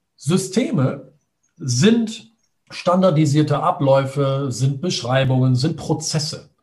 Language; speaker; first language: German; native; German